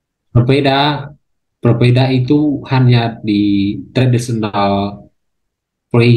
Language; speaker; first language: Indonesian; non-native, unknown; Khmer